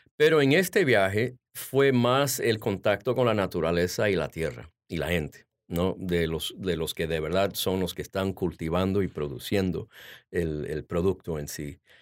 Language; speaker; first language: Spanish; early bilingual, heritage; Spanish